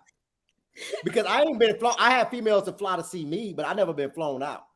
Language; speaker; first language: English; native; English